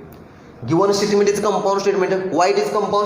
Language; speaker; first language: English; non-native, local second language; Marathi